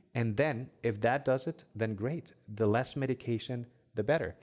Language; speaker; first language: English; non-native, fluent; Arabic